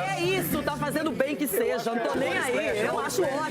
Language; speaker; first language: Portuguese; native; Portuguese